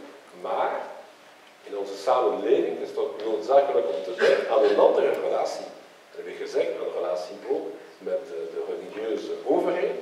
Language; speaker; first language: Dutch; non-native, local second language; French